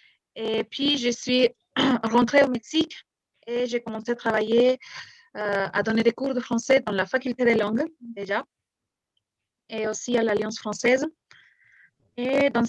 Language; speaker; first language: French; non-native, fluent; Spanish